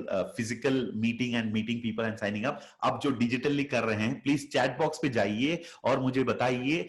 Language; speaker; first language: Hindi; native; Hindi